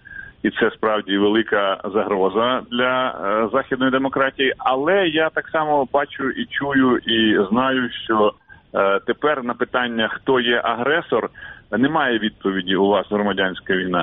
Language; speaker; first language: Ukrainian; native; Ukrainian